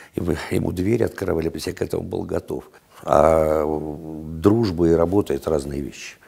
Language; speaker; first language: Russian; native; Russian